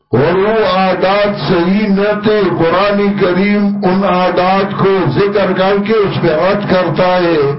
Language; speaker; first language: Urdu; non-native, local second language; Pashto